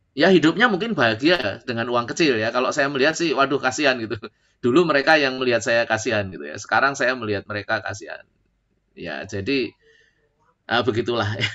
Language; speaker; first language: Indonesian; native; Indonesian